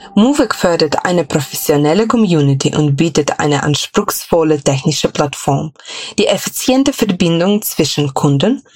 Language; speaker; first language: German; non-native, fluent; Ukrainian